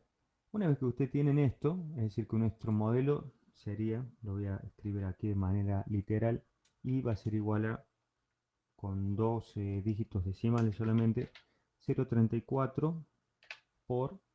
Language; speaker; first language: Spanish; native; Spanish